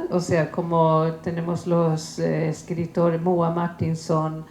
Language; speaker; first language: Spanish; non-native, fluent; Swedish